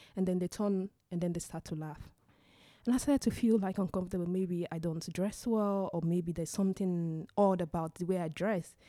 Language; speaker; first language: English; non-native, local second language; Igbo